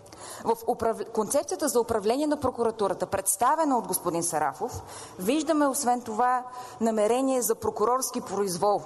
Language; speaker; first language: Bulgarian; native; Bulgarian